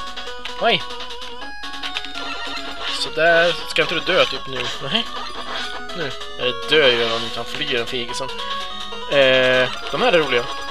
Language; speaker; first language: Swedish; native; Swedish